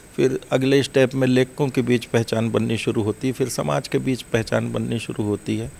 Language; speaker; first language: Hindi; native; Hindi